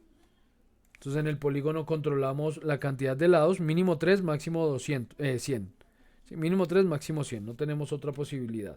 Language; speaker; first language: Spanish; native; Spanish